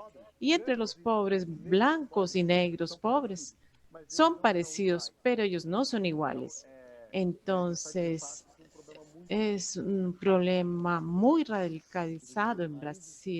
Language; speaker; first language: Spanish; non-native, fluent; Portuguese